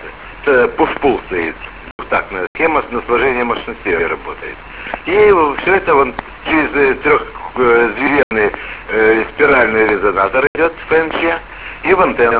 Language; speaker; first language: Russian; native; Russian